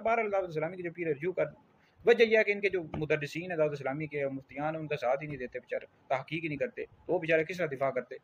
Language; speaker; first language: Urdu; native; Urdu